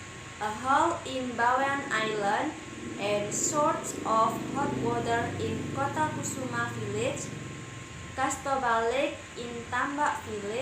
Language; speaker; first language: English; non-native, learner; Indonesian